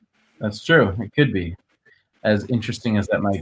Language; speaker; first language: English; native; English